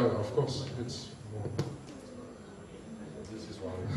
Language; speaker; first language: English; non-native, learner; French